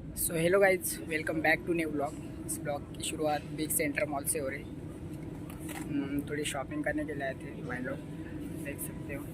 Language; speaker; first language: Hindi; non-native, local second language; Marathi